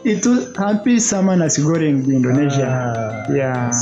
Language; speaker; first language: Indonesian; non-native, learner; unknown